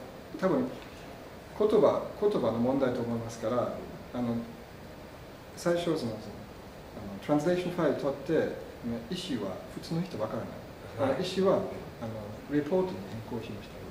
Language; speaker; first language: Japanese; non-native, fluent; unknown